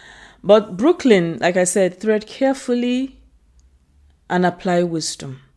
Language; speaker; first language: English; non-native, local second language; Igbo